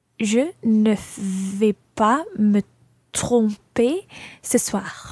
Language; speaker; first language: French; non-native, learner; English